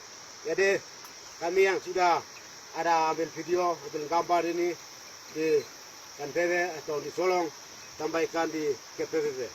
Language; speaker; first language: Indonesian; non-native, local second language; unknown